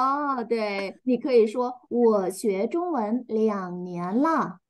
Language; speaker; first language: Chinese; non-native, fluent; Vietnamese